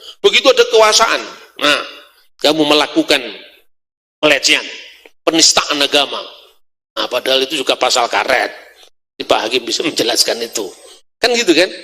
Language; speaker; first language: Indonesian; non-native, local second language; Javanese